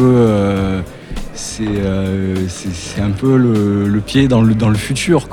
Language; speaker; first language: French; native; French